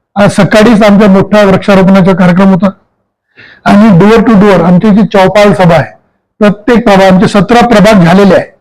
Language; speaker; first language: Marathi; non-native, local second language; Sindhi